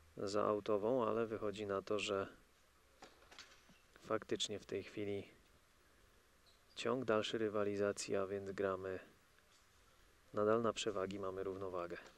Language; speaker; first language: Polish; native; Polish